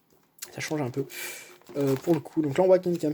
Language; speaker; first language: French; native; French